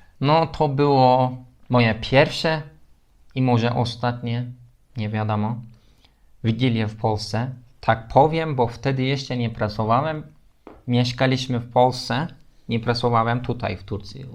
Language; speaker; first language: Polish; non-native, learner; Turkish